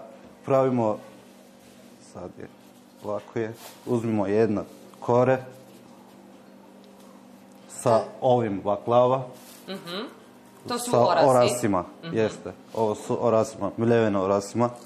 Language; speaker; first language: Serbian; non-native, learner; Turkish